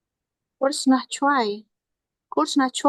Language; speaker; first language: German; non-native, learner; Indonesian